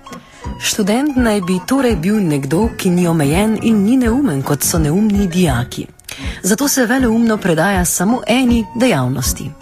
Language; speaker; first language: Slovenian; native; Slovenian